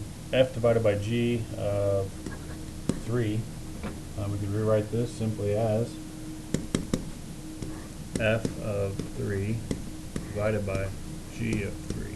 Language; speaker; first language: English; native; English